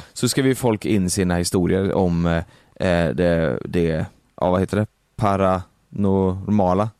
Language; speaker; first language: Swedish; native; Swedish